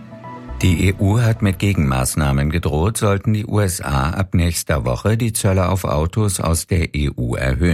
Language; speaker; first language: German; native; German